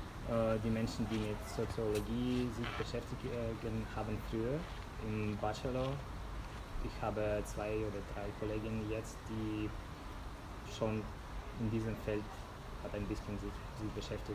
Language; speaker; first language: German; non-native, fluent; Russian